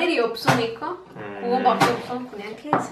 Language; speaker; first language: Korean; non-native, learner; Spanish